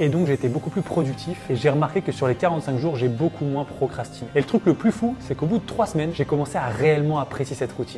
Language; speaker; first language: French; native; French